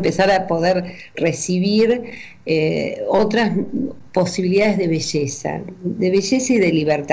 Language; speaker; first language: Spanish; native; Spanish